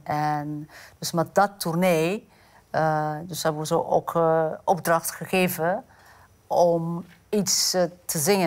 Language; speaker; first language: Dutch; non-native, fluent; Amharic